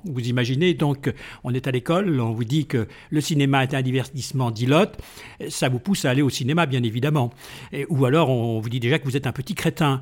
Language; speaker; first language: French; native; French